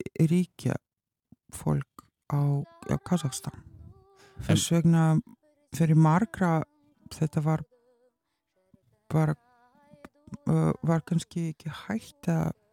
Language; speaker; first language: Icelandic; non-native, learner; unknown